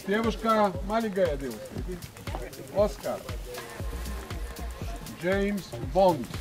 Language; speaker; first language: Russian; non-native, learner; Greek